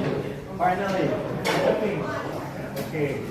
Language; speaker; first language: English; non-native, learner; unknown